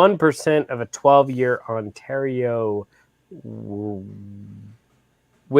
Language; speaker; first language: English; native; English